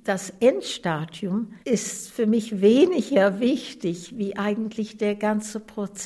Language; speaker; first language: German; non-native, fluent; Vietnamese